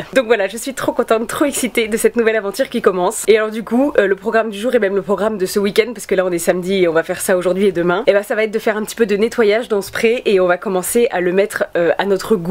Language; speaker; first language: French; native; French